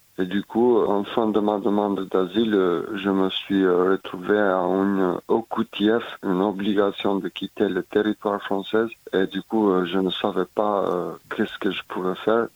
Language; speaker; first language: French; non-native, fluent; Albanian